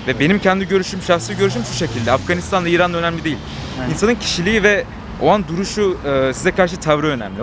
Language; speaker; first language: Turkish; native; Turkish